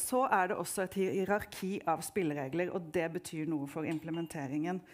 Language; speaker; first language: Norwegian; native; Norwegian